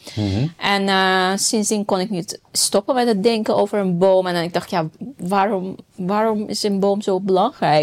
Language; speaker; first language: Dutch; non-native, fluent; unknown